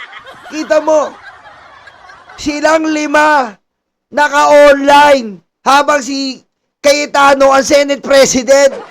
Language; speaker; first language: Filipino; native; Filipino